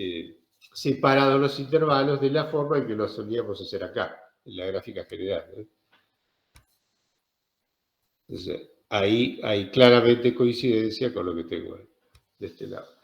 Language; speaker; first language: Spanish; native; Spanish